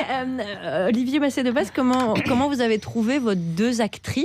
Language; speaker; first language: French; native; French